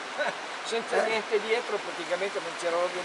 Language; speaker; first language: Italian; native; Italian